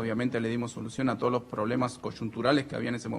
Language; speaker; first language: Spanish; native; Spanish